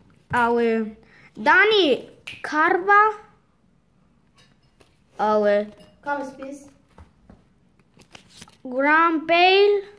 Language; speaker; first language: Danish; early bilingual, other home language; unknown